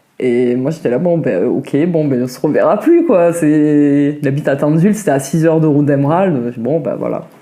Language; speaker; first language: French; native; French